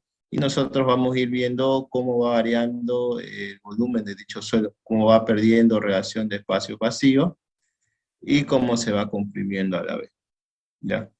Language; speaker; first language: Spanish; native; Spanish